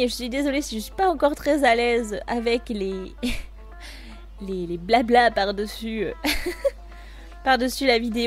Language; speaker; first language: French; native; French